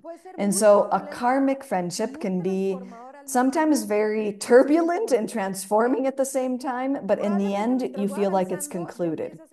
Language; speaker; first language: English; non-native, fluent; Spanish